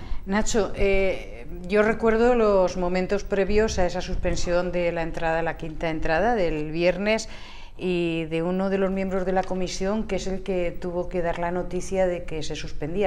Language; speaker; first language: Spanish; native; Spanish